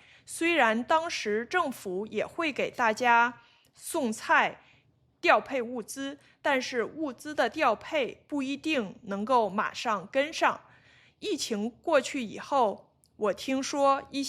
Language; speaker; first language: Chinese; native; Chinese